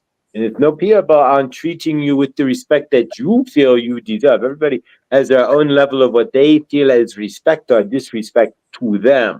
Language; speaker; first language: English; native; English